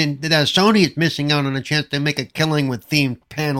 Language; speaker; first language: English; native; English